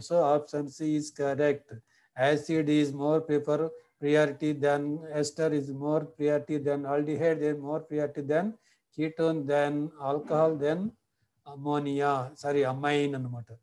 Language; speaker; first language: English; non-native, local second language; Telugu